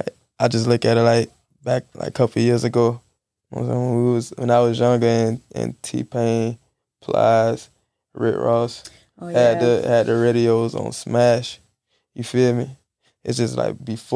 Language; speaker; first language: English; native; English